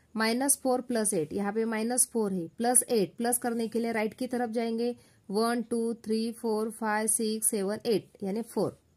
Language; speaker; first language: Hindi; non-native, local second language; Marathi